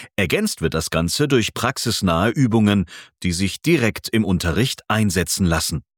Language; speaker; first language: German; native; German